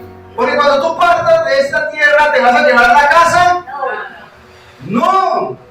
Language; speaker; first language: Spanish; native; Spanish